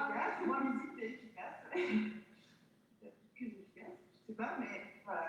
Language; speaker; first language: French; native; French